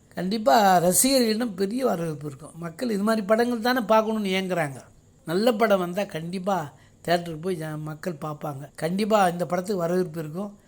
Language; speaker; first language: Tamil; native; Tamil